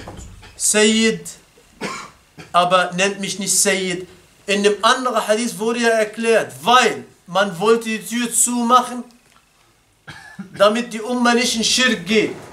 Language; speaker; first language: German; non-native, fluent; Arabic